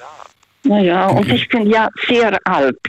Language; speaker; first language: German; non-native, fluent; Russian